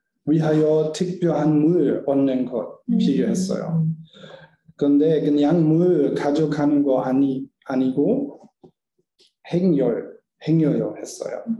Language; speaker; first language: Korean; non-native, learner; German